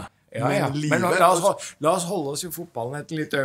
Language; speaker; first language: Norwegian; native; Norwegian